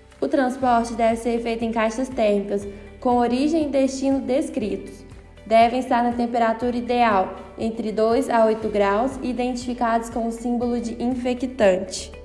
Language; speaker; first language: Portuguese; native; Portuguese